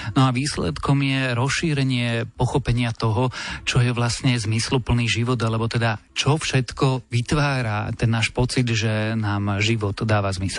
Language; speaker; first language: Slovak; native; Slovak